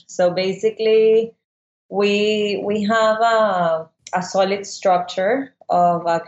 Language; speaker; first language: English; non-native, fluent; Spanish